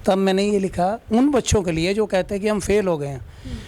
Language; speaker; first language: Hindi; non-native, local second language; Punjabi